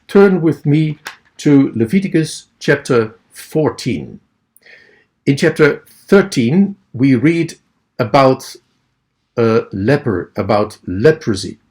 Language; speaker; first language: English; non-native, fluent; Dutch